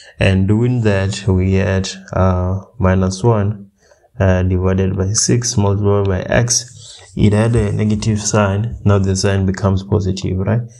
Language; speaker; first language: English; native; English